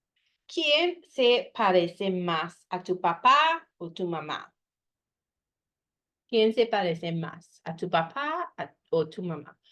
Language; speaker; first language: Spanish; non-native, fluent; English